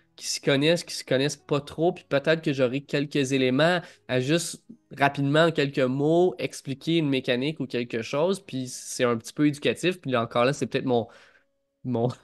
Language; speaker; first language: French; native; French